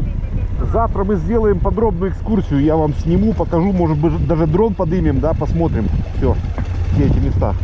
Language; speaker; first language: Russian; native; Russian